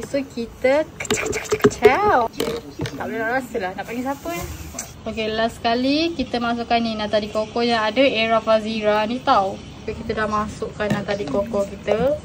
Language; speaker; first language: Malay; native; Malay